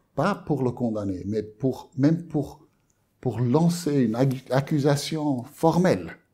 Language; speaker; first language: French; native; French